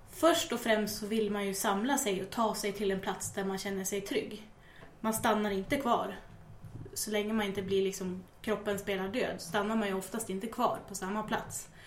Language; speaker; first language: Swedish; native; Swedish